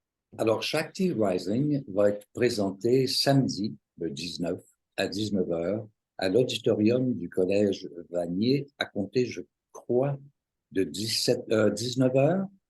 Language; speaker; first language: French; native; French